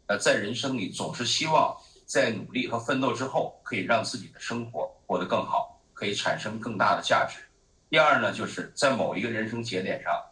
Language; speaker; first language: Chinese; native; Chinese